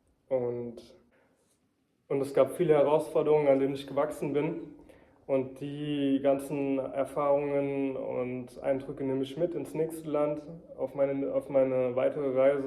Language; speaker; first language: German; early bilingual, heritage; German